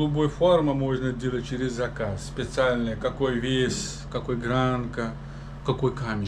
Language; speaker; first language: Russian; non-native, learner; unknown